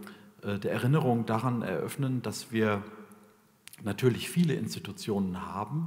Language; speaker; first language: German; native; German